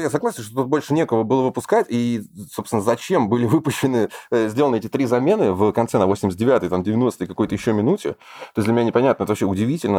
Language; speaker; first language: Russian; native; Russian